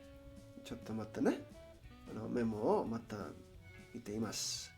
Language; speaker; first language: Japanese; non-native, learner; Spanish